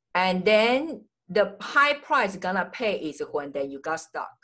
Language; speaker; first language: English; non-native, fluent; Chinese